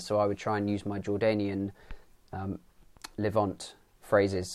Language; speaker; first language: English; native; English